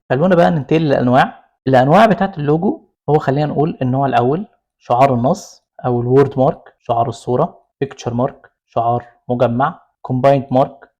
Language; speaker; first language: Arabic; native; Arabic